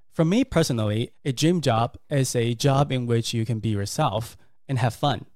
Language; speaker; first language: English; non-native, fluent; Chinese